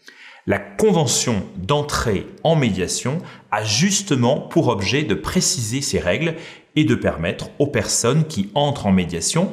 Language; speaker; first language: French; native; French